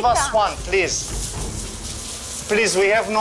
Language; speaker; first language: English; non-native, learner; Romanian